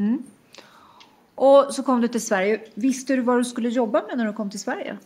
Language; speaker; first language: Swedish; native; Swedish